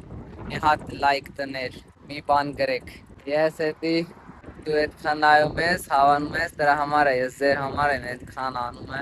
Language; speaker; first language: Armenian; non-native, learner; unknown